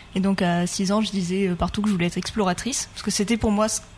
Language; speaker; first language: French; native; French